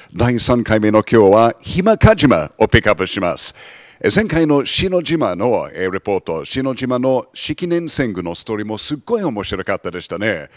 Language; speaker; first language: Japanese; non-native, fluent; English